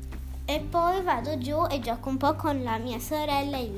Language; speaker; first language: Italian; early bilingual, heritage; Italian